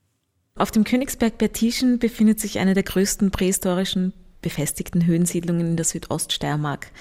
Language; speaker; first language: German; native; German